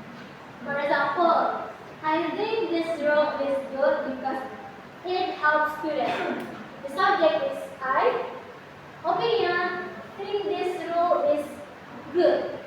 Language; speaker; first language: English; non-native, fluent; Indonesian